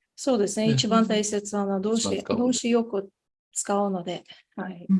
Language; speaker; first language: Japanese; non-native, fluent; Tatar